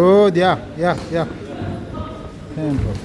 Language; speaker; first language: German; non-native, learner; Tajik